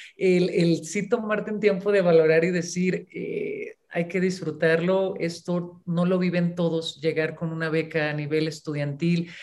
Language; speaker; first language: Spanish; native; Spanish